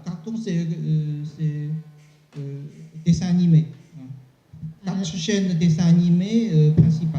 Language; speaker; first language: French; non-native, learner; Chinese